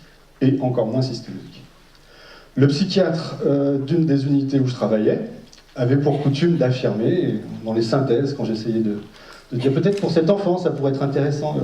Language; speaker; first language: French; native; French